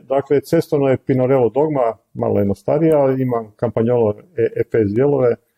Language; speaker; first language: Croatian; native; Croatian